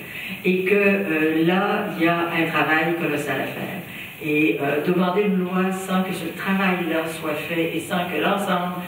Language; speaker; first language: French; native; French